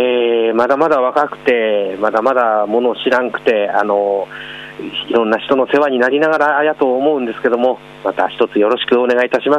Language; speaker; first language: Japanese; native; Japanese